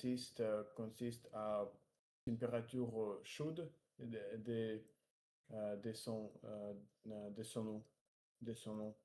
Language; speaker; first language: French; non-native, learner; Russian